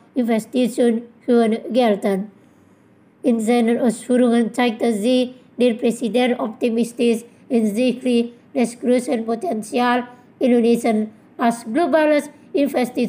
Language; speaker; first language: German; non-native, fluent; Indonesian